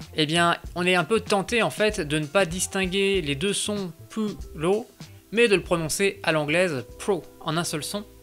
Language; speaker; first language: French; native; French